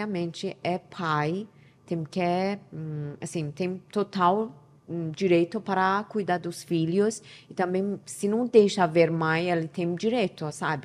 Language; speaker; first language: Portuguese; non-native, learner; Persian